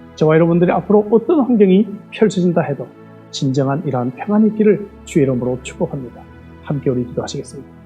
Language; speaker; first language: Korean; native; Korean